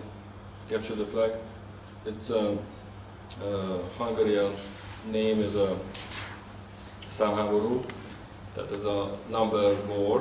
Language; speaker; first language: English; non-native, learner; Hungarian